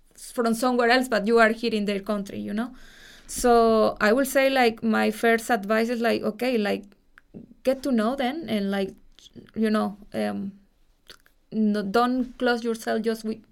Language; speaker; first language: English; non-native, fluent; Spanish